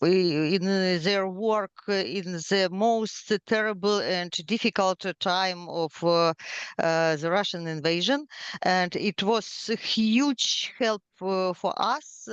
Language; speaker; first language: English; non-native, learner; Ukrainian